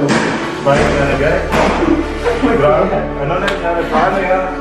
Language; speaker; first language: Filipino; non-native, learner; Arabic